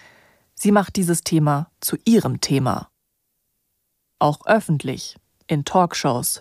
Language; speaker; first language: German; native; German